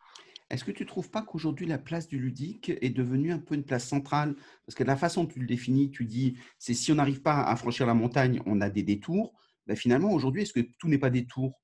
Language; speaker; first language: French; native; French